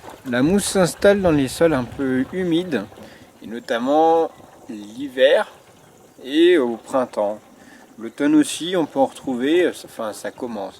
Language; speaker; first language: French; native; French